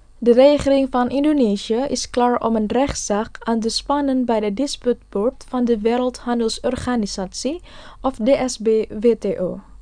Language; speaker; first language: Dutch; non-native, fluent; Indonesian